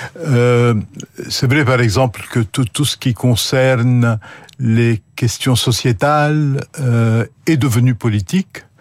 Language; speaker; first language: French; non-native, local second language; Arabic